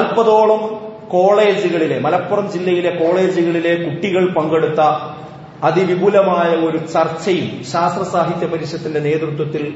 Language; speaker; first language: Malayalam; native; Malayalam